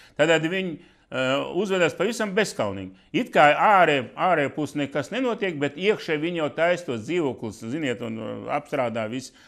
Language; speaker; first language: Latvian; non-native, local second language; Russian